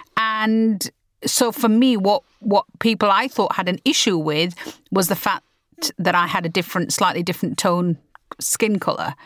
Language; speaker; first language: English; early bilingual, other home language; Punjabi